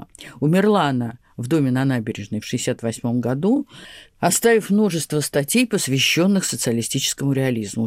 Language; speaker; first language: Russian; native; Russian